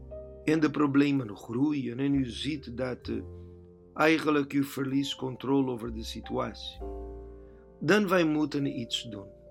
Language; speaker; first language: Dutch; non-native, learner; Portuguese